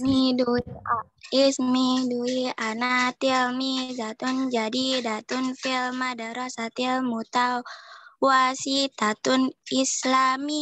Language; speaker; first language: Arabic; non-native, learner; Indonesian